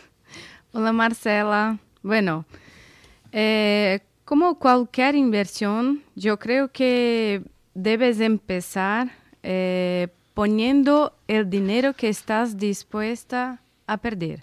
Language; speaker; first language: Spanish; non-native, fluent; Portuguese